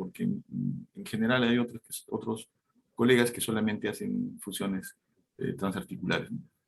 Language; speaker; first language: Spanish; native; Spanish